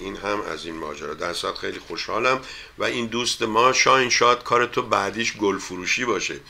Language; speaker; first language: Persian; native; Persian